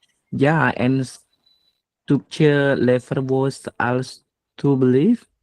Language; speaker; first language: Dutch; non-native, learner; Indonesian